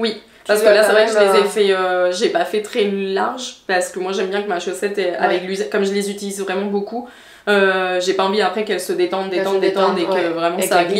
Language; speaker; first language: French; native; French